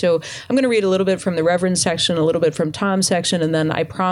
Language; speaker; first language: English; native; English